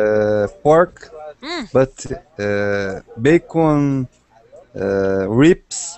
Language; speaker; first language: English; non-native, learner; Portuguese